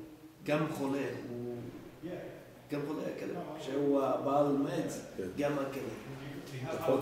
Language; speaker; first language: Hebrew; non-native, learner; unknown